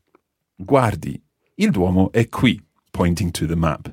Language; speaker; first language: Italian; non-native, fluent; English